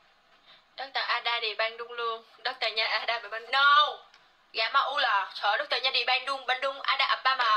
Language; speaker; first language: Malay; non-native, learner; Vietnamese